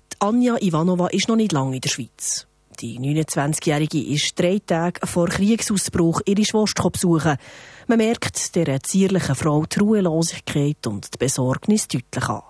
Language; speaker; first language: German; native; German